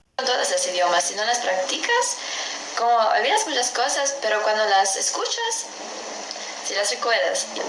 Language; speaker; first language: Spanish; non-native, learner; German